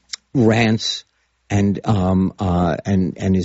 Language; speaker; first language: English; native; English